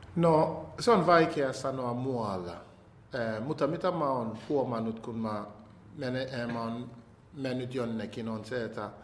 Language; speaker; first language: Finnish; non-native, fluent; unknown